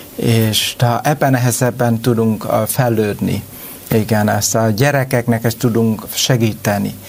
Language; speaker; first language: Hungarian; non-native, learner; Vietnamese